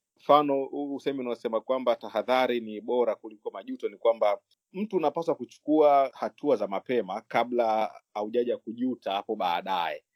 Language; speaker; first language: Swahili; native; Swahili